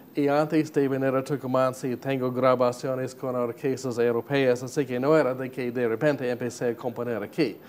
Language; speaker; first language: Spanish; non-native, fluent; English